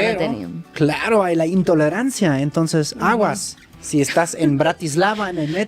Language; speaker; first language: Spanish; native; Spanish